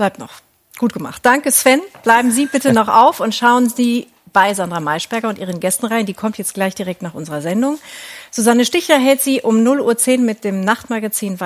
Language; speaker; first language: German; native; German